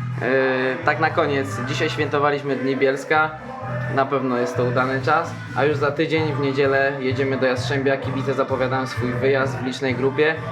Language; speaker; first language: Polish; native; Polish